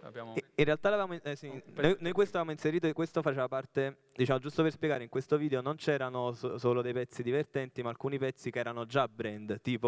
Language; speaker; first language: Italian; native; Italian